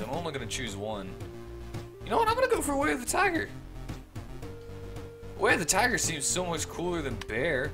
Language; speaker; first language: English; native; English